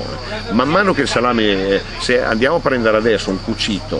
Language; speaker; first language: Italian; native; Italian